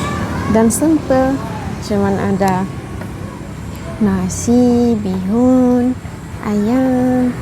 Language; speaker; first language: Indonesian; non-native, fluent; Arabic